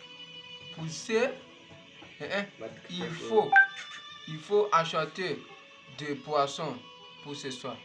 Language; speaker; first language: French; non-native, learner; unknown